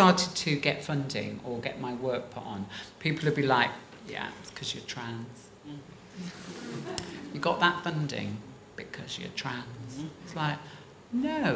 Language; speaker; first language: English; native; English